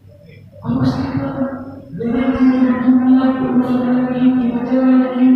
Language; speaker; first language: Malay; non-native, learner; Arabic